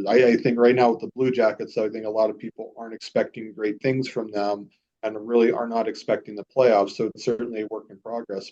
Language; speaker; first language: English; native; English